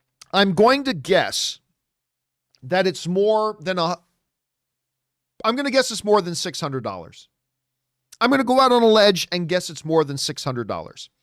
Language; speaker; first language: English; native; English